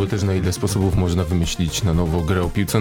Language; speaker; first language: Polish; native; Polish